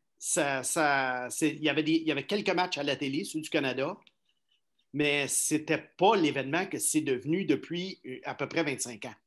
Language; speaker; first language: French; native; French